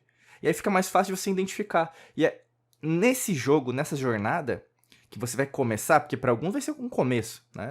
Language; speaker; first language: Portuguese; native; Portuguese